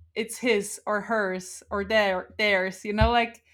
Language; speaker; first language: English; non-native, fluent; Swiss German